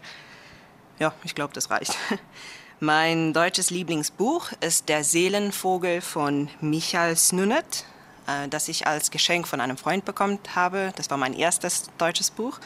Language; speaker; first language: German; non-native, fluent; Afrikaans